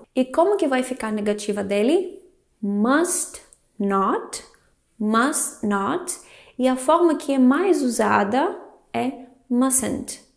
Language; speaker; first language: Portuguese; non-native, fluent; Greek